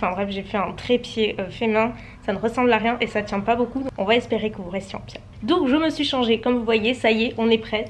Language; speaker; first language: French; native; French